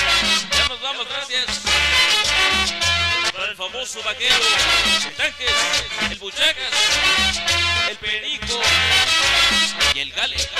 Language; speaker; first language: Spanish; native; Spanish